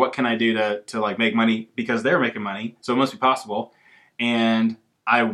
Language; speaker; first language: English; native; English